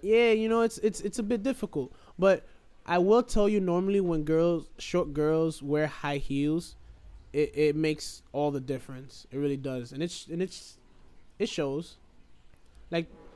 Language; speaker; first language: English; native; English